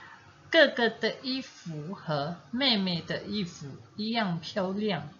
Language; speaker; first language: Chinese; non-native, fluent; Indonesian